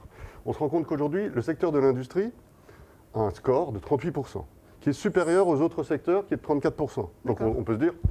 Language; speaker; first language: French; native; French